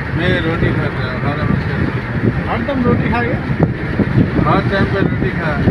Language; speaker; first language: Hindi; non-native, learner; Nepali